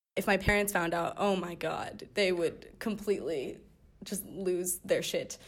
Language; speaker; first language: English; native; English